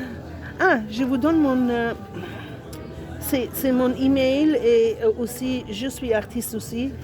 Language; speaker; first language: French; non-native, learner; Italian